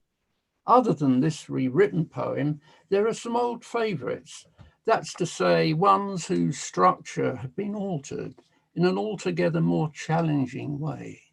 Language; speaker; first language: English; native; English